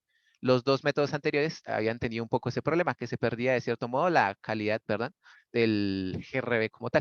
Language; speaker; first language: Spanish; native; Spanish